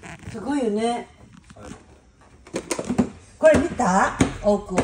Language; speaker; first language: Japanese; non-native, learner; Filipino